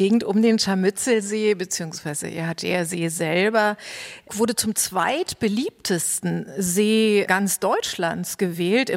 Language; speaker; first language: German; native; German